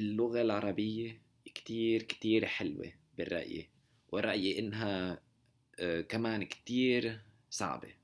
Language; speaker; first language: Arabic; non-native, learner; English